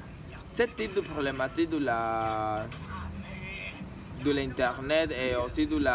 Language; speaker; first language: French; non-native, learner; Spanish